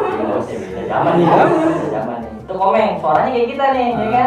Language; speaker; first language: Indonesian; native; Indonesian